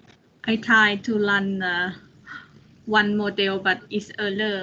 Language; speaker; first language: English; non-native, learner; Thai